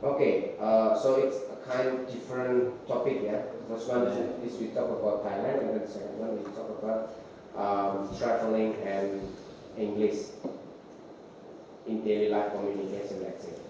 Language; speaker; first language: English; non-native, fluent; Indonesian